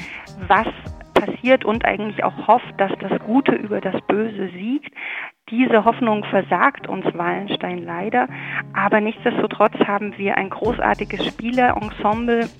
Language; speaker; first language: German; native; German